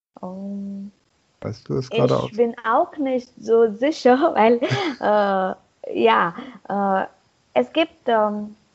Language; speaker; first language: German; non-native, learner; Marathi